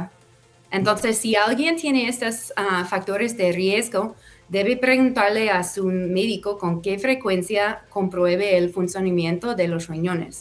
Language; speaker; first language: Spanish; non-native, fluent; English